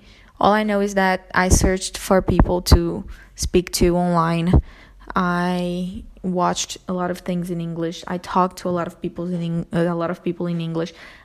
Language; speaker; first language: English; non-native, fluent; Portuguese